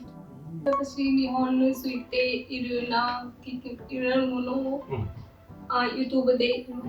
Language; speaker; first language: Japanese; non-native, learner; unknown